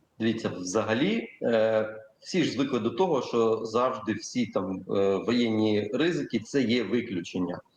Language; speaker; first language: Ukrainian; native; Ukrainian